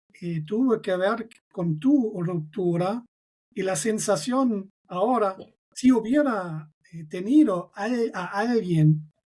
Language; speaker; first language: Spanish; non-native, fluent; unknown